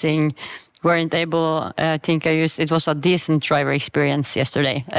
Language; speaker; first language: English; non-native, fluent; Norwegian